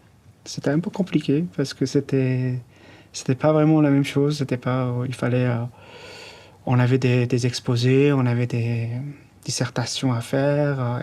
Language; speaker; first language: French; non-native, fluent; Persian